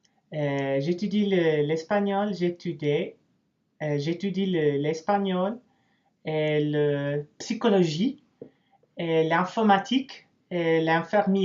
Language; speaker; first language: French; non-native, learner; English